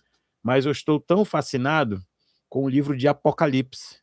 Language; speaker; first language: Portuguese; native; Portuguese